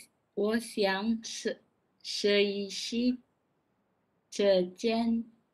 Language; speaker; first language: Chinese; non-native, learner; Malay